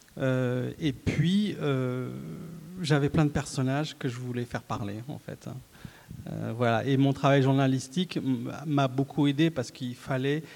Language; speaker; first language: French; early bilingual, other home language; Arabic